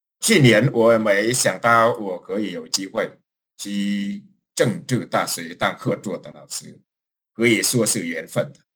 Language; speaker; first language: Chinese; non-native, fluent; Vietnamese